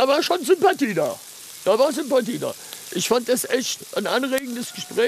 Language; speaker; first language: German; native; German